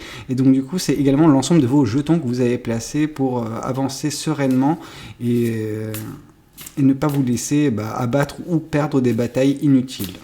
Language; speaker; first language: French; native; French